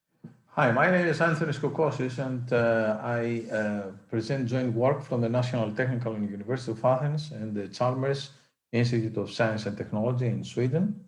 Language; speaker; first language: English; non-native, fluent; Greek